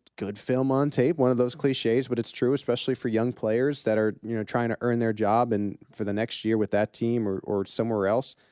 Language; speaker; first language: English; native; English